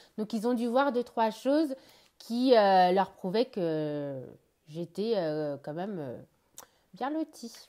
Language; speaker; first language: French; native; French